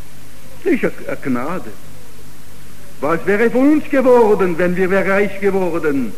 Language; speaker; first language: German; non-native, fluent; Italian